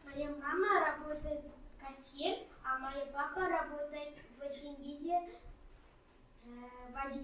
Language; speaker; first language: Russian; non-native, local second language; Kazakh